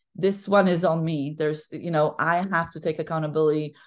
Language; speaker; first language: English; non-native, fluent; Polish